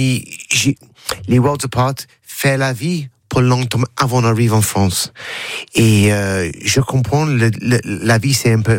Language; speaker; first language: French; non-native, learner; English